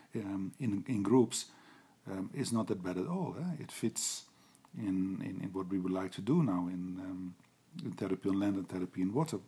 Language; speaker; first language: English; non-native, fluent; Dutch